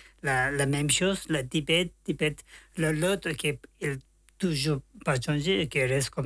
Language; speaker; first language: French; non-native, learner; Tibetan